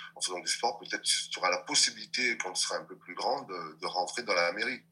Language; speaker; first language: French; non-native, local second language; Réunion Creole French